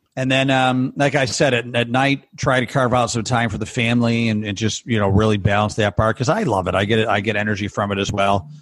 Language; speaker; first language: English; native; English